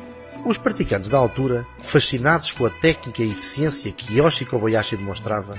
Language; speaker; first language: Portuguese; native; Portuguese